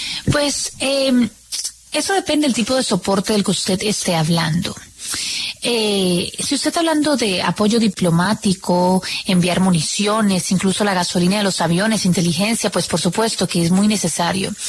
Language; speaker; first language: Spanish; native; Spanish